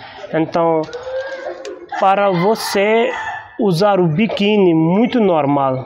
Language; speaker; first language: Portuguese; non-native, learner; Hindi